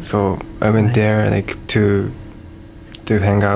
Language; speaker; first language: English; non-native, learner; Japanese